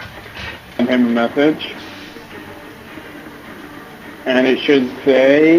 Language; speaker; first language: English; native; English